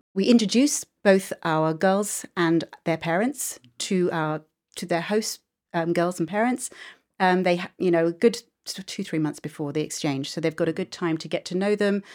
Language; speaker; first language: English; native; English